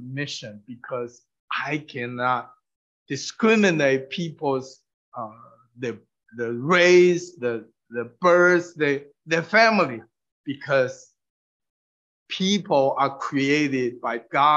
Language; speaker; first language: English; non-native, fluent; Min Nan Chinese